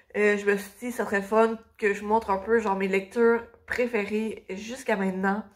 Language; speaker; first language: French; native; French